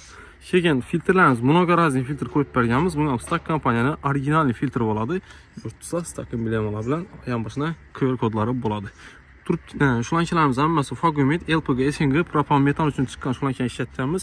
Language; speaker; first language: Uzbek; native; Uzbek